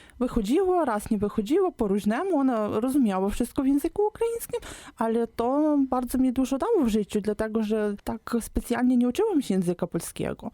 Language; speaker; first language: Polish; non-native, local second language; Ukrainian